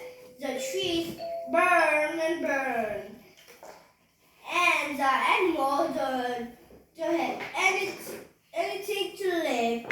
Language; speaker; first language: English; non-native, learner; Vietnamese